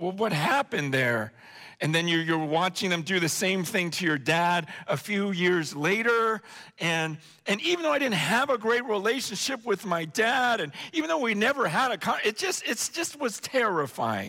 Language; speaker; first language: English; native; English